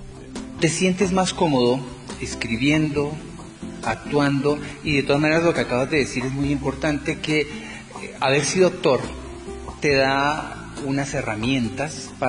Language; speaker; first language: Spanish; native; Spanish